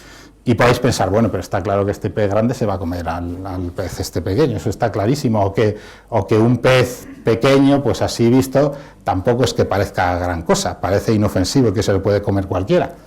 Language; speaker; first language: Spanish; native; Spanish